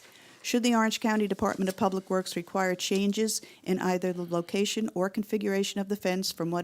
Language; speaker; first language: English; native; English